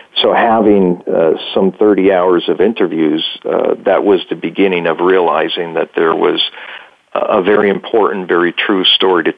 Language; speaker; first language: English; native; English